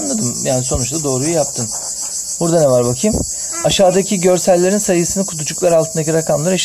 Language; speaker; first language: Turkish; native; Turkish